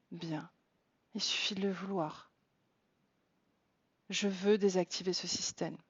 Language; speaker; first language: French; native; French